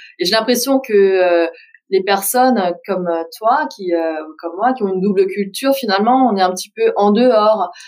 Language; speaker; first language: French; early bilingual, other home language; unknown